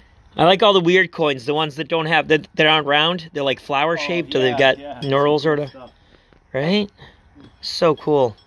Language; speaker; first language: English; native; English